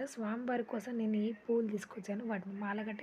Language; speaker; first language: Telugu; native; Telugu